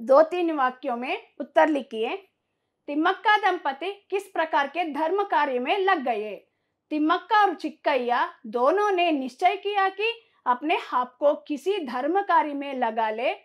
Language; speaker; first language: Hindi; non-native, local second language; Kannada